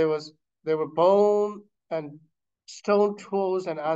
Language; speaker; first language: English; non-native, fluent; Chinese